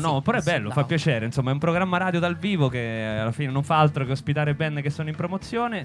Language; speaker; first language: Italian; native; Italian